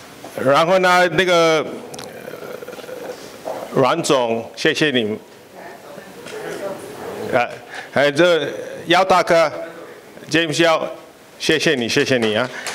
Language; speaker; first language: Chinese; early bilingual, heritage; Chinese